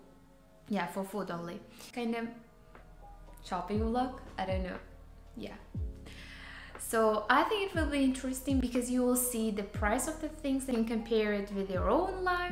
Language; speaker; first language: English; non-native, learner; Uzbek